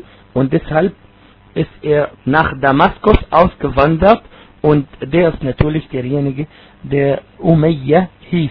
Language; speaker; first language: German; non-native, fluent; Arabic